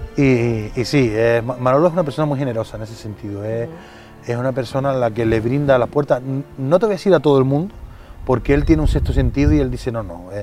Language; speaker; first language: Spanish; native; Spanish